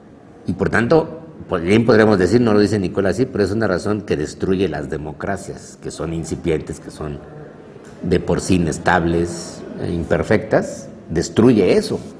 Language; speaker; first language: Spanish; native; Spanish